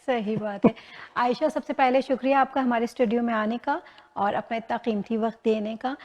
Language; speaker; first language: Urdu; native; Urdu